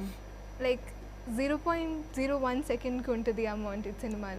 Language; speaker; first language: Telugu; non-native, fluent; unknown